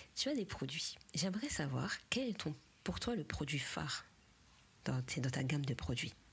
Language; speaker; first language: French; native; French